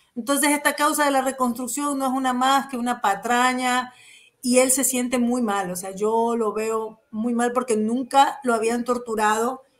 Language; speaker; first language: Spanish; native; Spanish